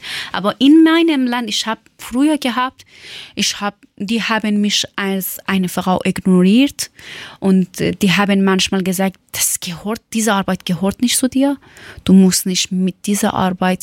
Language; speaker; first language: German; non-native, learner; Persian